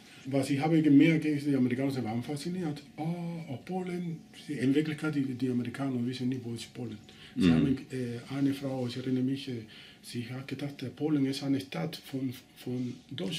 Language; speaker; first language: German; non-native, learner; Spanish